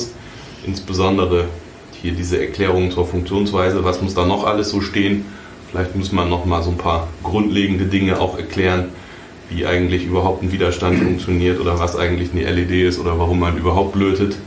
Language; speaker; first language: German; native; German